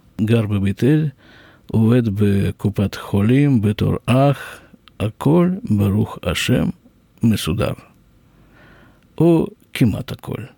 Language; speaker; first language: Hebrew; non-native, fluent; Russian